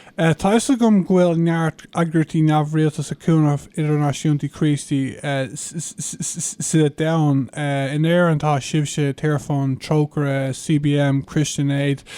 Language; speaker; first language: Irish; non-native, local second language; English